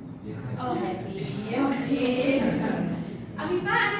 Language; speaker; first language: English; non-native, fluent; Indonesian